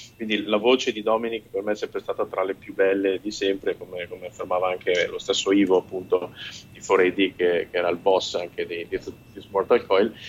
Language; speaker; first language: Italian; native; Italian